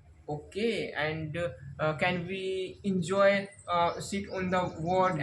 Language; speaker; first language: English; non-native, learner; Hindi